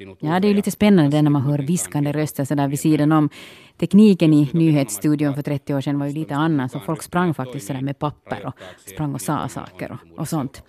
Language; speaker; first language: Swedish; native; Swedish